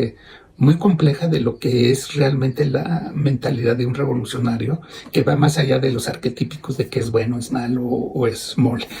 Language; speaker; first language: Spanish; native; Spanish